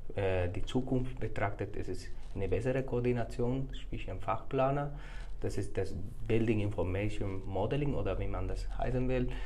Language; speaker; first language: German; non-native, fluent; Spanish